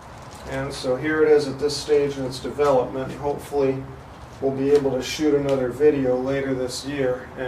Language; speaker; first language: English; native; English